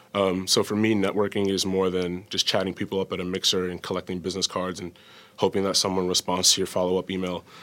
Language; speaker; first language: English; native; English